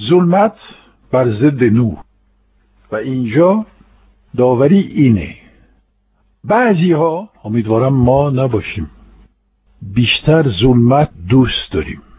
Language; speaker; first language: Persian; non-native, fluent; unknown